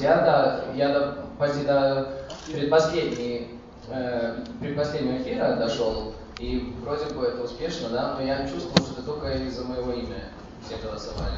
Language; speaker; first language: Russian; early bilingual, heritage; Russian